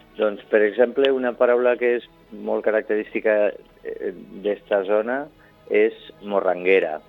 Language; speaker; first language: Catalan; native; Catalan